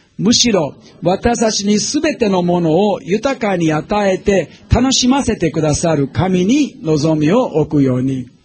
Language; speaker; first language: Japanese; non-native, fluent; English